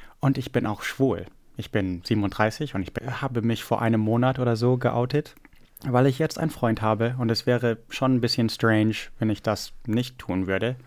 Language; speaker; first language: German; non-native, fluent; English